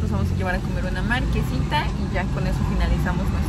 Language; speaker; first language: Spanish; native; Spanish